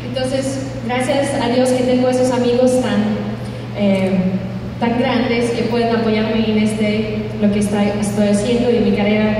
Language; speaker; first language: Spanish; non-native, fluent; Russian